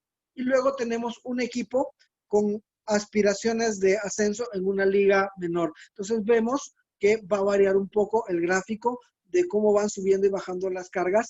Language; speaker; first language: Spanish; native; Spanish